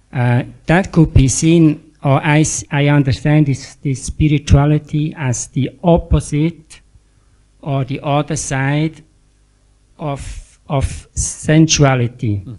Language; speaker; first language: English; non-native, fluent; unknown